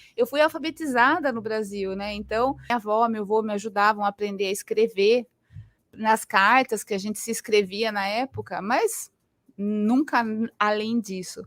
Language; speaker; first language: Portuguese; early bilingual, other home language; Spanish